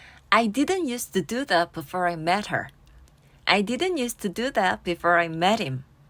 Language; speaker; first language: English; non-native, fluent; Korean